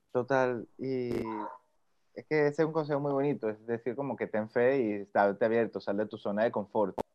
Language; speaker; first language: Spanish; native; Spanish